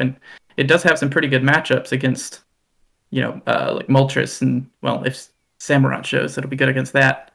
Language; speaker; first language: English; native; English